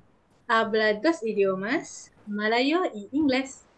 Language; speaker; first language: Spanish; non-native, learner; Malay